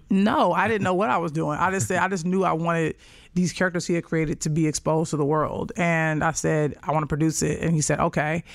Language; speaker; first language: English; native; English